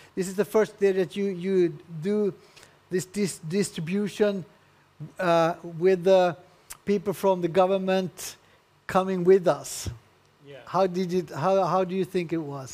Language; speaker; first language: English; non-native, learner; Swedish